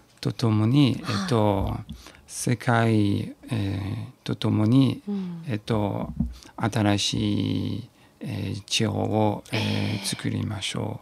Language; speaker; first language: Japanese; non-native, learner; French